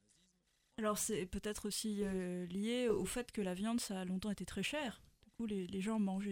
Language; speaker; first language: French; native; French